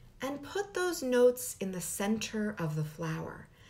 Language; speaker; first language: English; early bilingual, other home language; Spanish